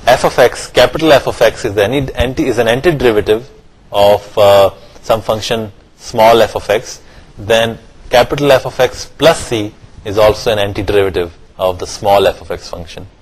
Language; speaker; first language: English; non-native, local second language; Urdu